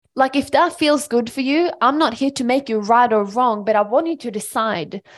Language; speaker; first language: English; non-native, fluent; Swedish